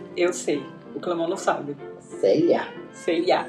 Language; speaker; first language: Portuguese; native; Portuguese